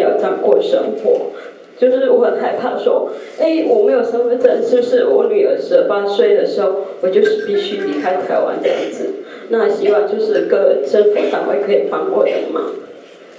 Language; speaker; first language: Chinese; non-native, fluent; Vietnamese